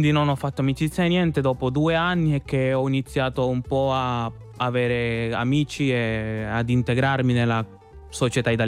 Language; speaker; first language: Italian; non-native, fluent; Spanish